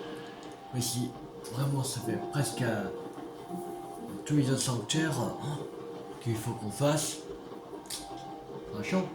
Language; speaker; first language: French; native; French